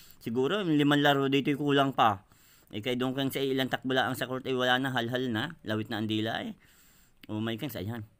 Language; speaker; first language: Filipino; native; Filipino